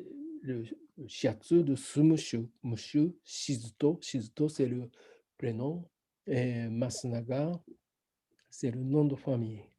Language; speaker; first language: French; non-native, fluent; Japanese